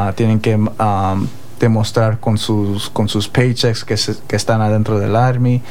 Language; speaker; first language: Spanish; early bilingual, heritage; Spanish